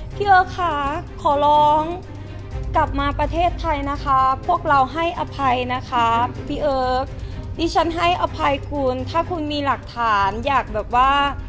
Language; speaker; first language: Thai; non-native, fluent; Vietnamese